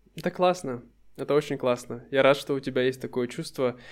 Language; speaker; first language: Russian; native; Russian